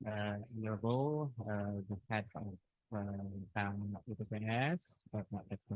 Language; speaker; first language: English; non-native, learner; Indonesian